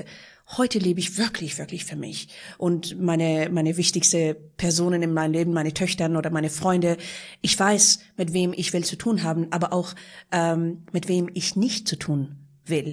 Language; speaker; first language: German; non-native, fluent; Persian